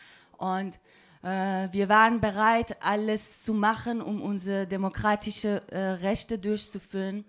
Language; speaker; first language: German; non-native, fluent; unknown